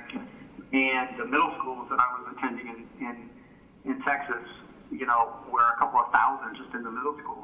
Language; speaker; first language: English; native; English